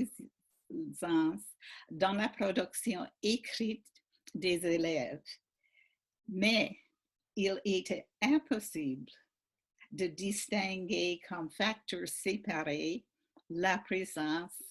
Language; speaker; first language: French; non-native, fluent; English